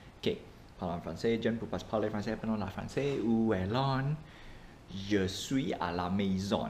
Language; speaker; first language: French; non-native, learner; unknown